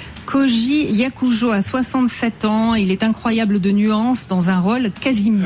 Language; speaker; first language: French; native; French